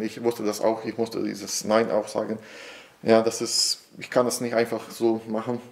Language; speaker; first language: German; non-native, fluent; Portuguese